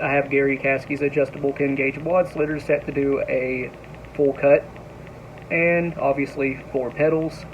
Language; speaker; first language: English; native; English